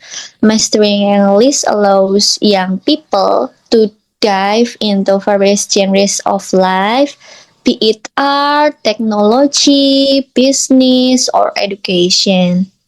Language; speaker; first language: English; non-native, learner; Indonesian